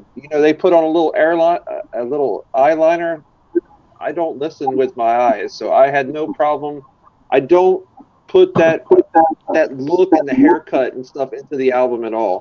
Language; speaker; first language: English; native; English